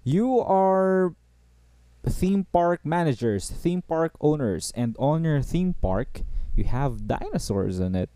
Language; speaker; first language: English; non-native, local second language; Filipino